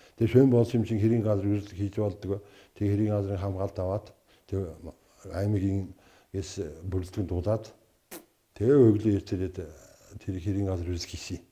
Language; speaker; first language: Mongolian; non-native, local second language; Kazakh